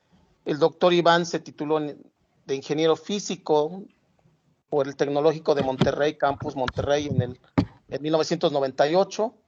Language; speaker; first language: Spanish; native; Spanish